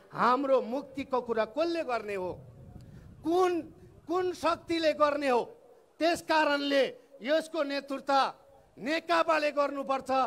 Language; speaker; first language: Nepali; non-native, local second language; Eastern Tamang